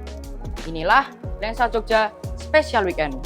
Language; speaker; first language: Indonesian; native; Indonesian